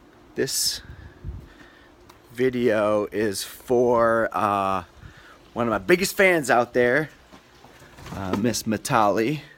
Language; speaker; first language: English; native; English